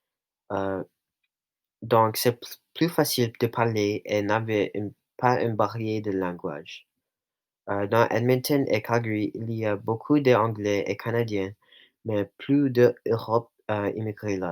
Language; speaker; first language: French; non-native, local second language; English